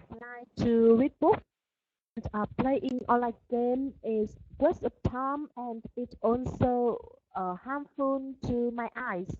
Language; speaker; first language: English; non-native, learner; Vietnamese